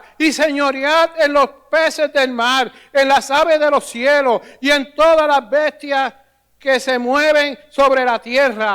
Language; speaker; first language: Spanish; native; Spanish